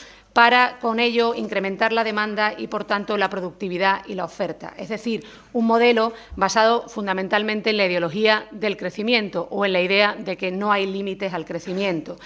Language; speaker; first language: Spanish; native; Spanish